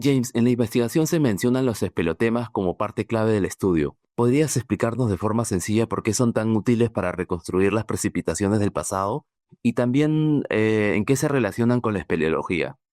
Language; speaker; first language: Spanish; native; Spanish